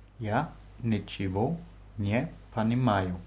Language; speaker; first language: Russian; non-native, learner; German